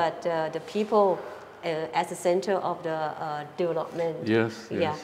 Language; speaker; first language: English; non-native, fluent; Thai